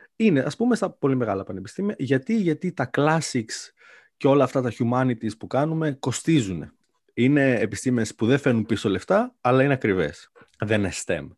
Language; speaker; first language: Greek; native; Greek